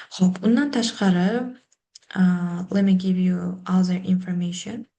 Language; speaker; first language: English; non-native, fluent; Uzbek